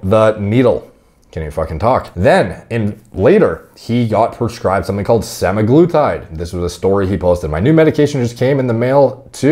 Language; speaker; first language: English; native; English